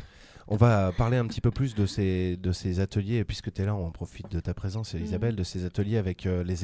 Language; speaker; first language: French; native; French